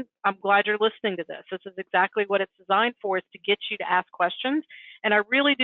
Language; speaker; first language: English; native; English